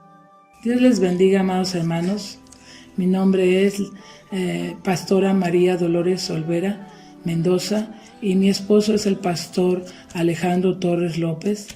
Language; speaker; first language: Spanish; native; Spanish